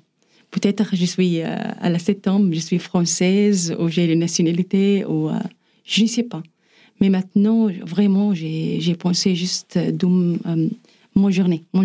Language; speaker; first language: French; non-native, learner; Arabic